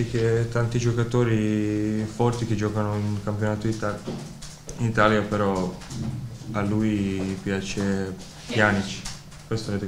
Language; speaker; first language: Italian; non-native, learner; Croatian